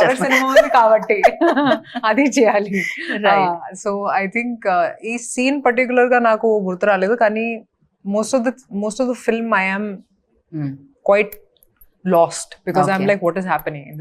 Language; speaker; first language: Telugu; non-native, fluent; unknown